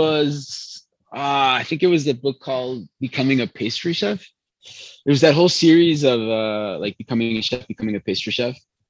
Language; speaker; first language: English; early bilingual, other home language; Spanish